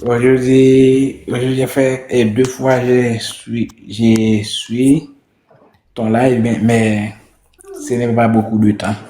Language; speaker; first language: French; non-native, learner; Haitian Creole